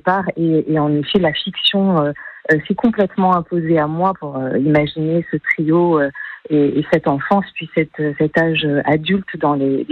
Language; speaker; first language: French; native; French